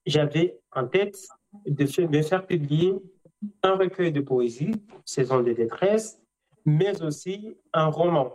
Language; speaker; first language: French; non-native, local second language; Comorian